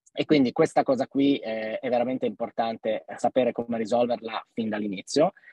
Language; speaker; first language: Italian; native; Italian